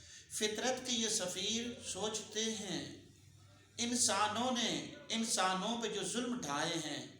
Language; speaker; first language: Urdu; native; Urdu